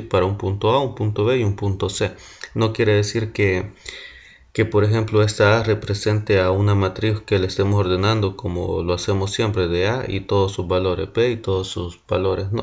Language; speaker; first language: Spanish; native; Spanish